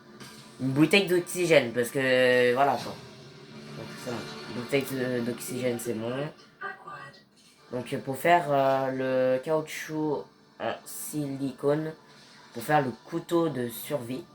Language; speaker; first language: French; native; French